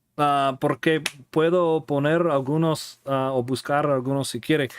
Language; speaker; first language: Spanish; non-native, learner; English